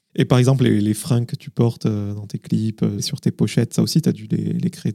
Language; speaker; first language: French; native; French